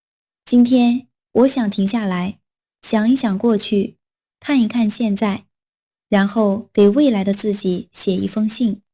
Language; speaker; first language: Chinese; non-native, fluent; Vietnamese